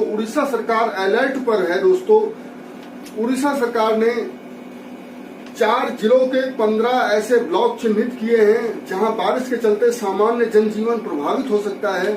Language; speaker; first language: Hindi; native; Hindi